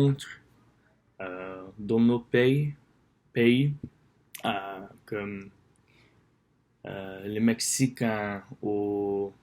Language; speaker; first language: French; non-native, learner; English